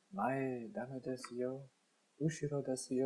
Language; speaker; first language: Japanese; non-native, learner; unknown